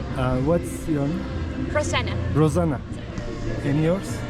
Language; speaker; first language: English; non-native, learner; Turkish